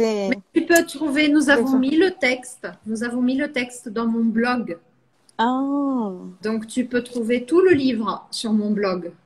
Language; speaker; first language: French; non-native, fluent; Portuguese